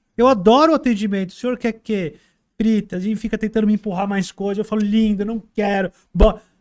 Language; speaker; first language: Portuguese; native; Portuguese